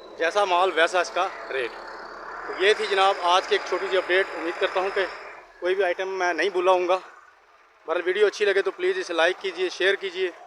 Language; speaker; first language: Urdu; non-native, local second language; Punjabi